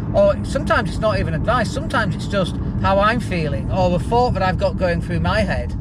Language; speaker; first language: English; native; English